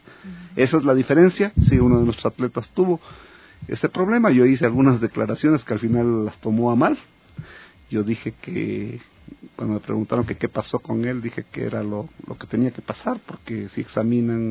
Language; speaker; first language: Spanish; native; Spanish